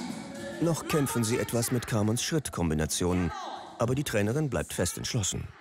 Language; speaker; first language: German; native; German